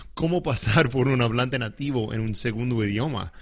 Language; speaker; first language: Spanish; non-native, fluent; English